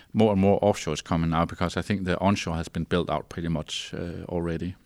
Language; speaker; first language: English; non-native, fluent; Danish